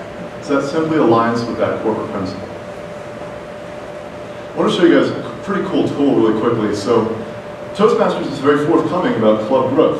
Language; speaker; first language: English; native; English